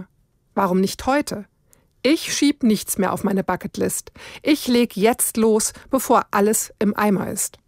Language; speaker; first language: German; native; German